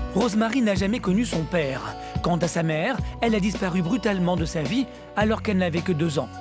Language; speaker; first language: French; native; French